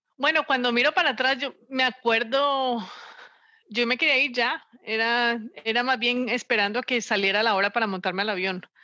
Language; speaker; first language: Spanish; native; Spanish